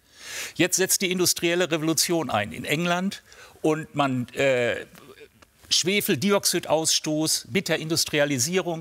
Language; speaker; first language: German; native; German